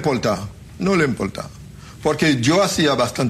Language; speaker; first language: Spanish; non-native, fluent; Haitian Creole